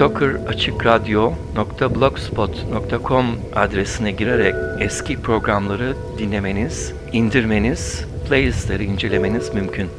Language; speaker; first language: Turkish; native; Turkish